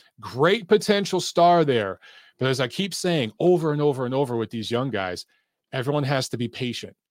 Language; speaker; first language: English; native; English